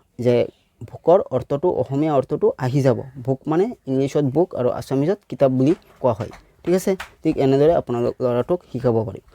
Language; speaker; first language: Assamese; native; Assamese